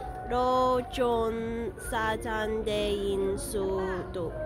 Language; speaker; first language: Korean; non-native, learner; English